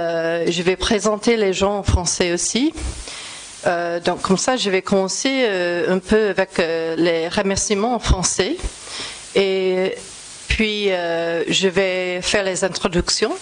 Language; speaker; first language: French; non-native, fluent; English